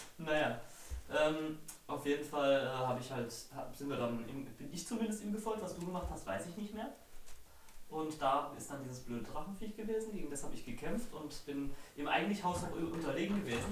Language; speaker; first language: German; native; German